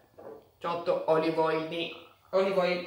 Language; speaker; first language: Japanese; non-native, fluent; Italian